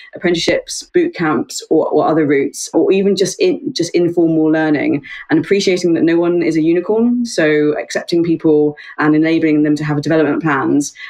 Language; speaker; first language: English; native; English